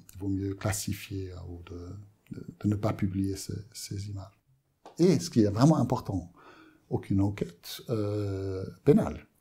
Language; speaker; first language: French; native; French